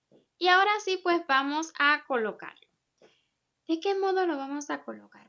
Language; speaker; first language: Spanish; native; Spanish